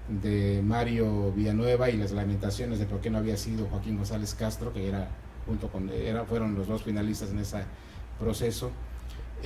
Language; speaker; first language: Spanish; native; Spanish